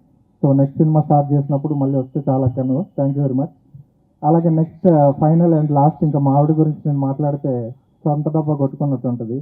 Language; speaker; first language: Telugu; native; Telugu